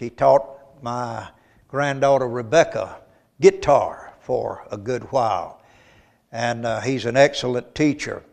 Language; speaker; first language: English; native; English